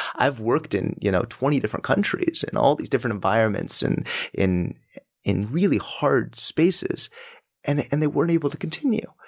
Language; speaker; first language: English; native; English